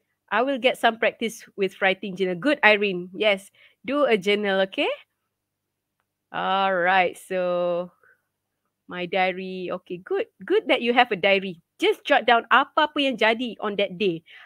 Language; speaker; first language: English; non-native, local second language; Malay